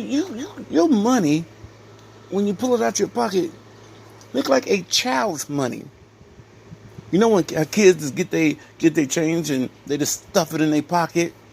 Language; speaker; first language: English; native; English